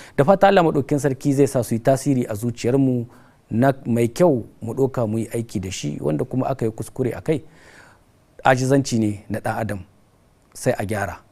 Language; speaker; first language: Hausa; native; Hausa